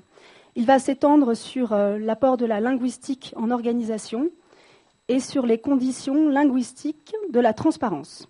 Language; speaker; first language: French; native; French